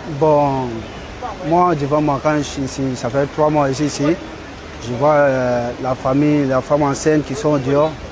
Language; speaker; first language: French; non-native, local second language; Dyula